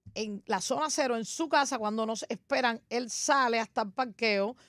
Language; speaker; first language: Spanish; native; Spanish